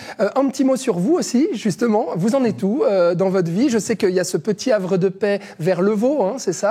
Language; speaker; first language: French; native; French